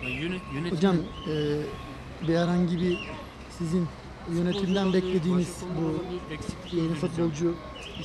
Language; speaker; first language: Turkish; native; Turkish